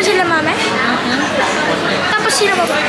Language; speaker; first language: Filipino; early bilingual, heritage; Filipino